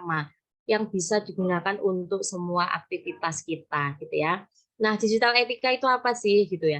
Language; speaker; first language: Indonesian; native; Indonesian